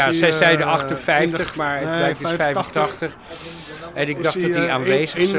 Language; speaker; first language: Dutch; native; Dutch